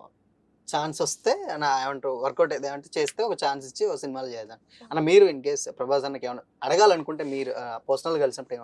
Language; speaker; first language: Telugu; native; Telugu